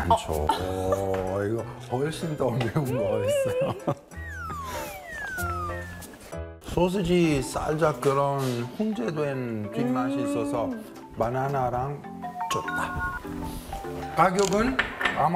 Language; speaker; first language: Korean; non-native, fluent; Italian